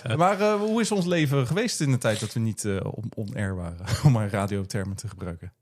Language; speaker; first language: Dutch; native; Dutch